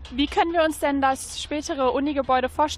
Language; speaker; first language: German; native; German